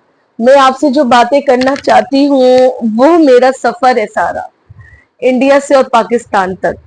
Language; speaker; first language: Hindi; native; Hindi